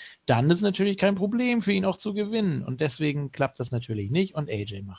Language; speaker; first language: German; native; German